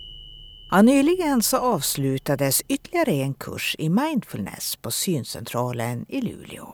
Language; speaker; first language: Swedish; native; Swedish